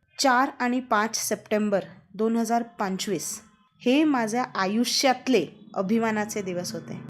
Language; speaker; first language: Marathi; non-native, local second language; Hindi